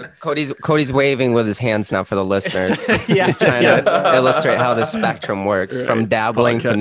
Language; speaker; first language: English; non-native, fluent; Swedish